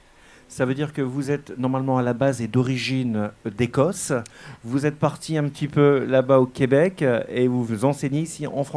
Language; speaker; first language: French; native; French